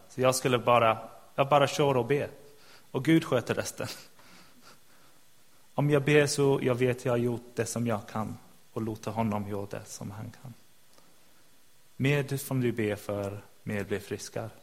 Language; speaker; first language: Swedish; non-native, fluent; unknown